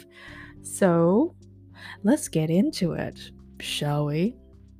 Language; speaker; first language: English; native; English